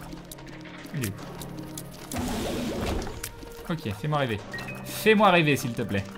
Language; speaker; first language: French; native; French